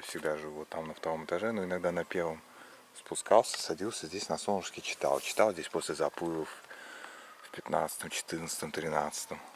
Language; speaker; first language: Russian; native; Russian